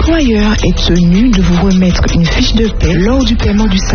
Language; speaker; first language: French; native; French